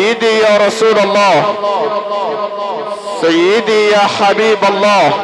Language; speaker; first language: Arabic; native; Arabic